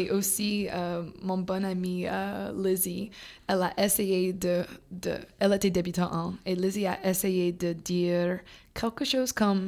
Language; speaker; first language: French; non-native, fluent; English